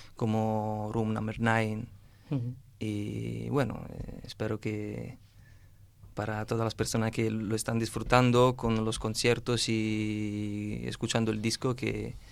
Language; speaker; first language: Spanish; non-native, fluent; Italian